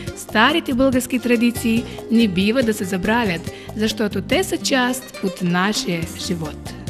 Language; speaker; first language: Bulgarian; early bilingual, heritage; Bulgarian